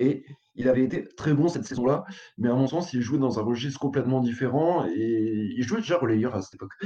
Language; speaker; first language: French; native; French